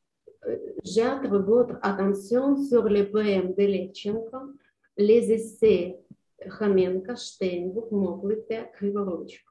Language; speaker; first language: French; non-native, learner; Ukrainian